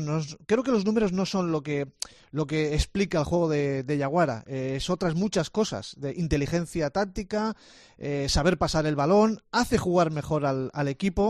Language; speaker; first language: Spanish; native; Spanish